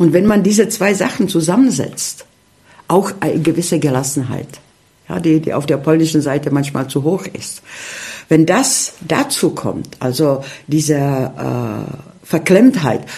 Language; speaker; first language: German; early bilingual, heritage; Czech